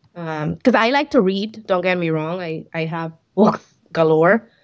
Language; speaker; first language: English; non-native, fluent; Spanish